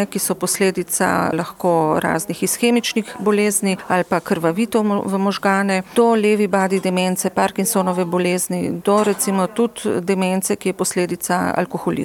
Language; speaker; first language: Slovenian; native; Slovenian